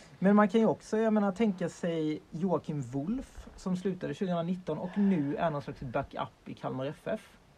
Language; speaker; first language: Swedish; native; Swedish